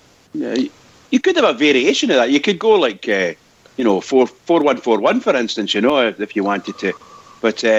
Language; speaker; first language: English; native; English